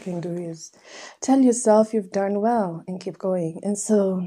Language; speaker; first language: English; non-native, local second language; Swahili